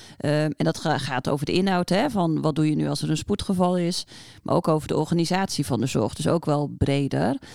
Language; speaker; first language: Dutch; native; Dutch